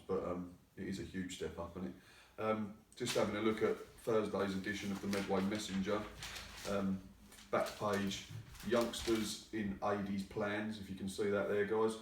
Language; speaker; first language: English; native; English